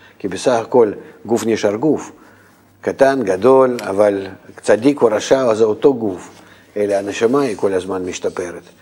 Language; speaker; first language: Hebrew; non-native, fluent; Russian